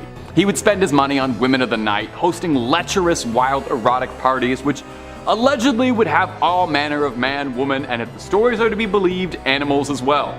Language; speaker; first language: English; native; English